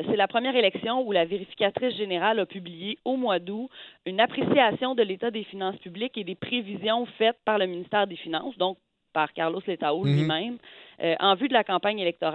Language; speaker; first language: French; native; French